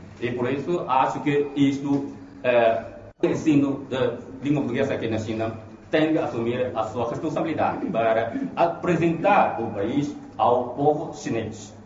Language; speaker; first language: Portuguese; non-native, fluent; Chinese